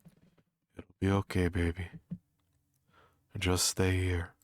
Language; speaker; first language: English; native; English